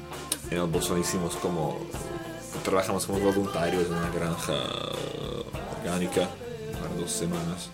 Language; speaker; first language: Spanish; non-native, fluent; Slovak